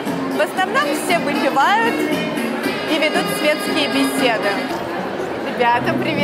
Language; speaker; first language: Russian; native; Russian